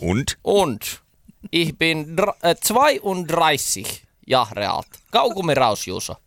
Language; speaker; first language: German; non-native, learner; Finnish